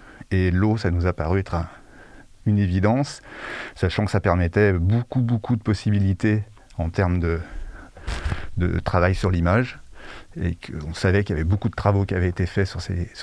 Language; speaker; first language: French; native; French